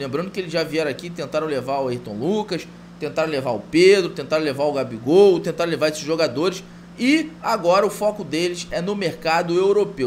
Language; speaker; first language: Portuguese; native; Portuguese